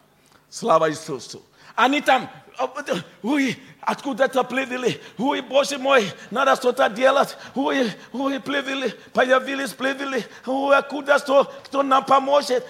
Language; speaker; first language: Russian; non-native, fluent; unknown